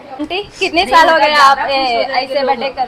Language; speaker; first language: Hindi; non-native, local second language; Kannada